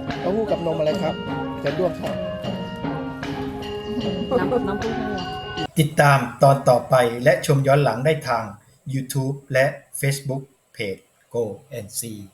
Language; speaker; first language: Thai; native; Thai